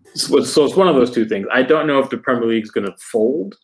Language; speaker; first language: English; native; English